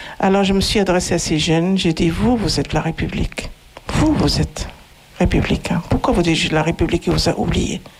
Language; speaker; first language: French; non-native, local second language; Arabic